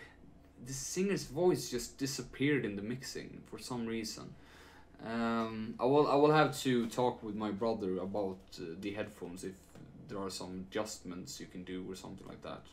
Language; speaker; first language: English; non-native, fluent; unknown